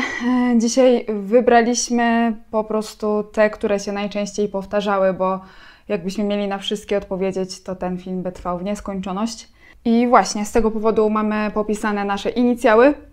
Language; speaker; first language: Polish; native; Polish